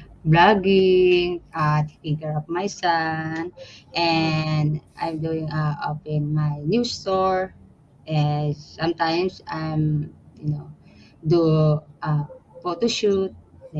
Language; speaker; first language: English; non-native, learner; Filipino